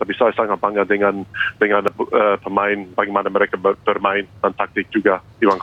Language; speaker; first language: Indonesian; non-native, fluent; English